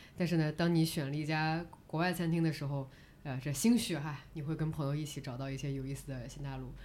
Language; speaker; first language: Chinese; native; Chinese